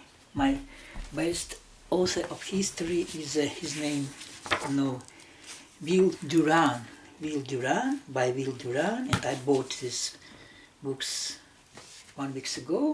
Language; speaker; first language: English; non-native, learner; Russian